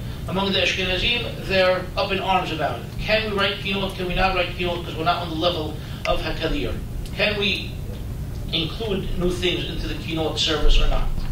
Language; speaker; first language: English; native; English